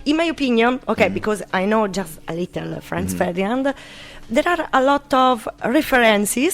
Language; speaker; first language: English; non-native, learner; Italian